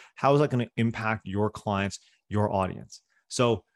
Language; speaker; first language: English; non-native, fluent; Cantonese